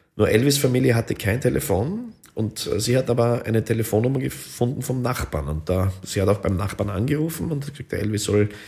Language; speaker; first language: German; native; German